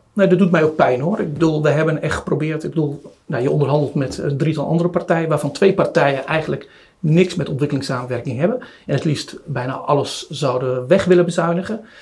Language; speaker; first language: Dutch; early bilingual, other home language; Turoyo